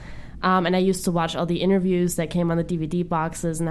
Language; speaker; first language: English; non-native, fluent; German